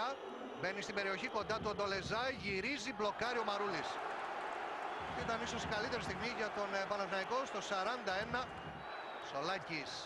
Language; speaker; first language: Greek; native; Greek